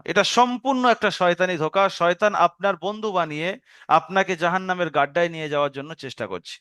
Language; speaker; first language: Bangla; native; Bangla